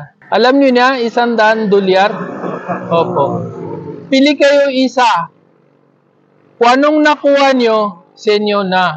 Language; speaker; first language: Filipino; non-native, learner; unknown